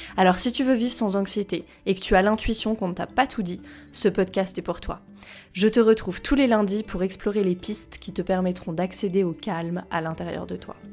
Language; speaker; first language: French; native; French